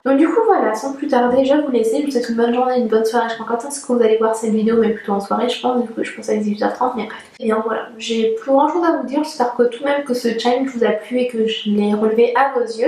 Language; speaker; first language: French; native; French